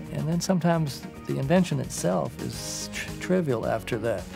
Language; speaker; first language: English; native; English